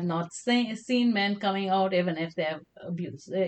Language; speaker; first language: English; non-native, local second language; Kashmiri